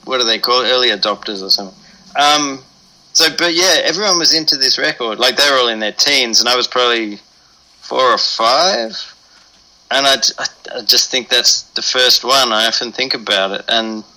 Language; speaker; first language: English; native; English